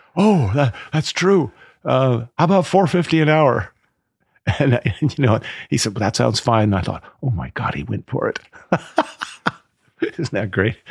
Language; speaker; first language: English; native; English